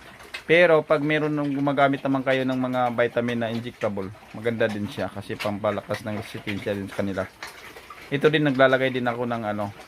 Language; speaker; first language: Filipino; native; Filipino